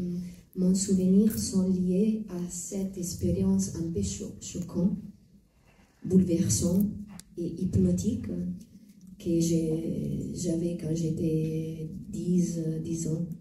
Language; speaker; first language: French; non-native, fluent; Italian